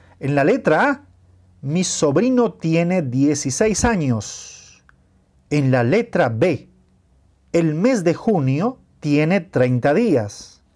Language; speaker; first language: Spanish; non-native, fluent; Portuguese